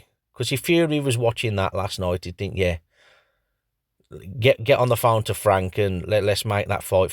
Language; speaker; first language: English; native; English